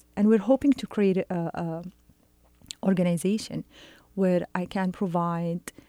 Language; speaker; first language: English; non-native, fluent; Arabic